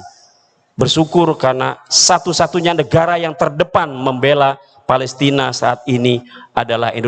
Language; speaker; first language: Indonesian; native; Indonesian